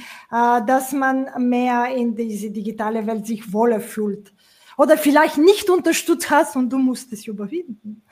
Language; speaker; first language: German; non-native, fluent; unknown